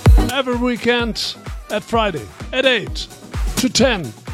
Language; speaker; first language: English; non-native, learner; German